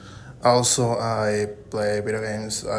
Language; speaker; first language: English; non-native, learner; Spanish